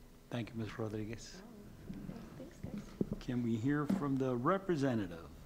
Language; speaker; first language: English; native; English